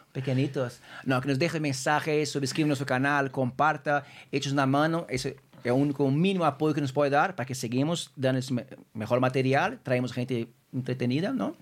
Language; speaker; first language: Spanish; non-native, fluent; Portuguese